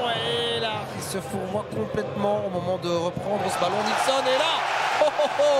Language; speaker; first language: French; native; French